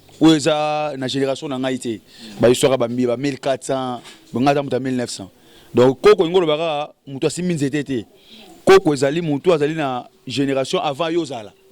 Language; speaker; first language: Lingala; non-native, local second language; Luba-Lulua